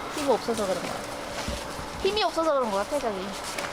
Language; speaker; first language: Korean; non-native, learner; Vietnamese